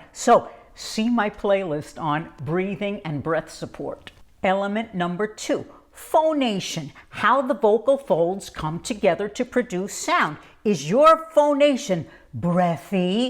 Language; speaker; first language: English; native; English